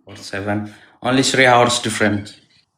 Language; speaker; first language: English; non-native, learner; Amharic